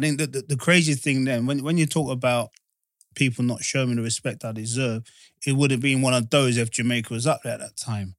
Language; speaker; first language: English; native; English